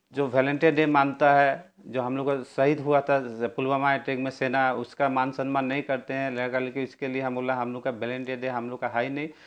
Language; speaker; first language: Hindi; non-native, local second language; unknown